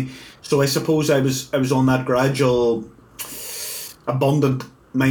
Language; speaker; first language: English; native; English